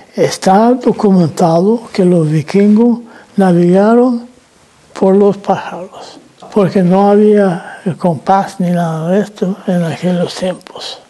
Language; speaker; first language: Spanish; non-native, fluent; Swedish